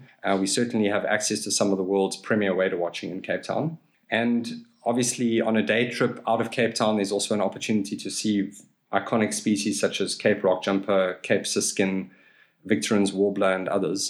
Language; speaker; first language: English; native; English